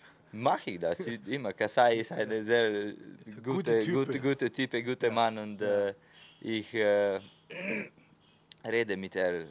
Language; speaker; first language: German; non-native, fluent; Slovenian